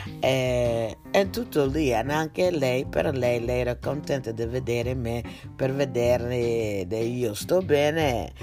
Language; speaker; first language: Italian; non-native, learner; English